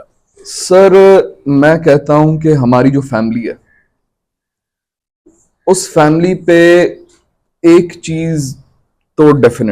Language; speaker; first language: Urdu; non-native, local second language; Sindhi